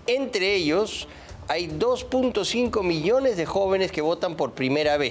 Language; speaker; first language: Spanish; native; Spanish